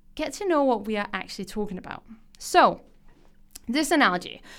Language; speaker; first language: English; non-native, fluent; Danish